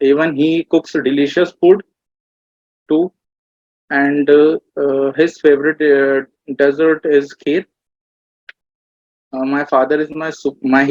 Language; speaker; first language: English; non-native, learner; Hindi